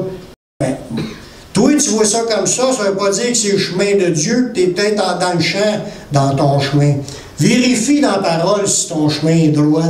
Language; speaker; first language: French; native; French